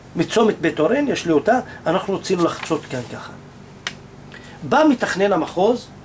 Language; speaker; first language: Hebrew; non-native, local second language; Arabic